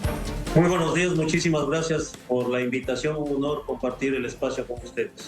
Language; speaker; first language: Spanish; native; Spanish